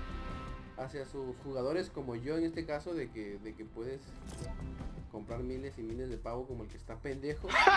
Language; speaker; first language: Spanish; native; Spanish